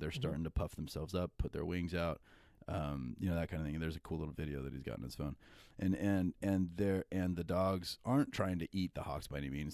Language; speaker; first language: English; native; English